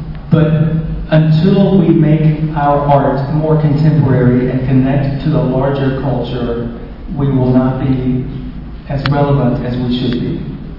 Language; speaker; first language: English; native; English